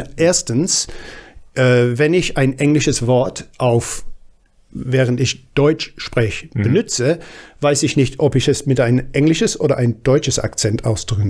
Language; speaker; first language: German; non-native, learner; English